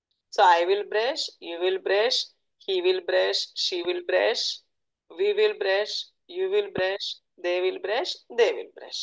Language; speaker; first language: English; non-native, local second language; Telugu